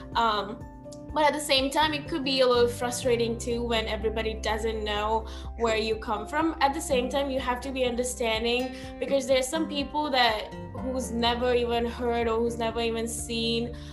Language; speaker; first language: English; non-native, local second language; Sinhala